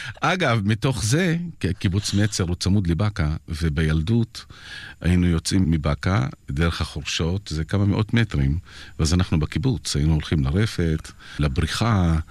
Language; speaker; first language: Hebrew; non-native, local second language; Arabic